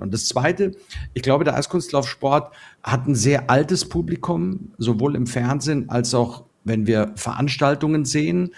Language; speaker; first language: German; native; German